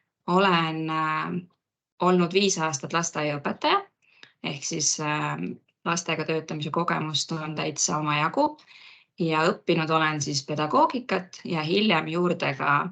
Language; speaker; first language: Estonian; native; Estonian